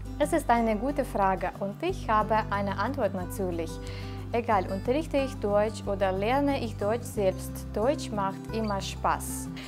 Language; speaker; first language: German; non-native, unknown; Russian